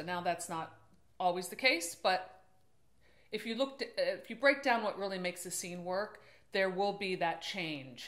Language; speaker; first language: English; native; English